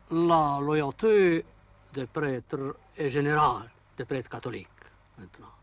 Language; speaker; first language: French; non-native, fluent; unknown